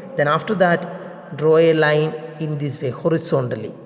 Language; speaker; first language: English; non-native, local second language; Malayalam